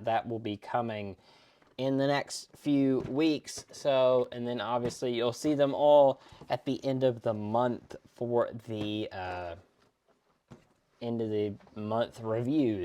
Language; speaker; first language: English; native; English